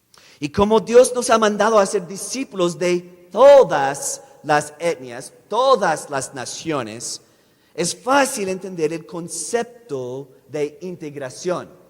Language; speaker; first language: Spanish; non-native, fluent; English